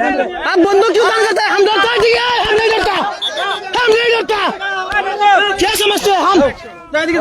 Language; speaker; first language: Hindi; non-native, local second language; Bangla